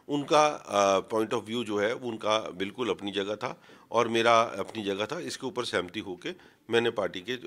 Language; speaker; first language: Hindi; non-native, local second language; Punjabi